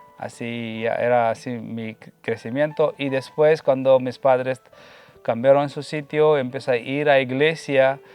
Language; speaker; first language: Spanish; non-native, fluent; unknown